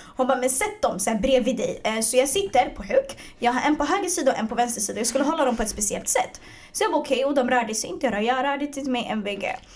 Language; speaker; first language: Swedish; early bilingual, other home language; Arabic